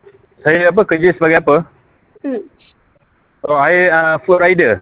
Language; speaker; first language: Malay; non-native, local second language; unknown